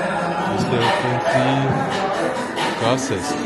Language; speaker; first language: English; non-native, learner; Chinese